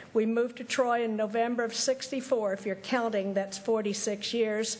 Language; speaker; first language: English; native; English